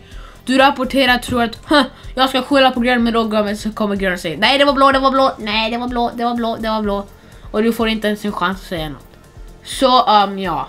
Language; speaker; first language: Swedish; non-native, fluent; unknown